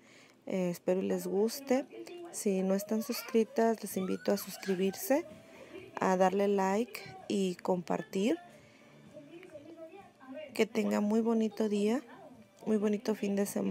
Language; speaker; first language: Spanish; native; Spanish